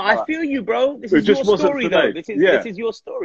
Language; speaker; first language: English; native; English